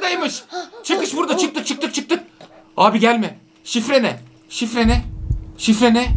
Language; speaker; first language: Turkish; native; Turkish